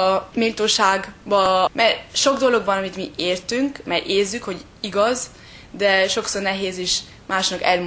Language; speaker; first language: Hungarian; early bilingual, heritage; German